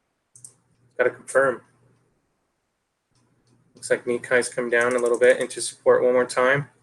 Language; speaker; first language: English; native; English